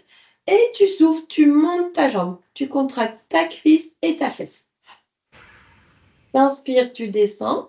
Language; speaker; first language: French; native; French